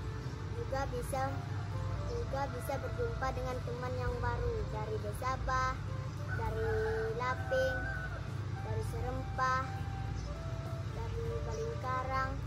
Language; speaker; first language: Indonesian; non-native, local second language; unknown